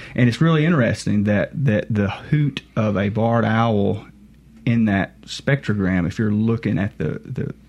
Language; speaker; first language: English; native; English